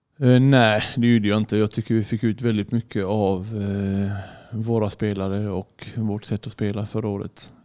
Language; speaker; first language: Swedish; early bilingual, other home language; Arabic